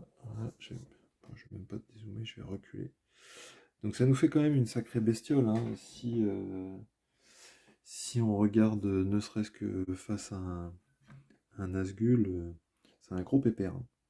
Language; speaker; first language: French; native; French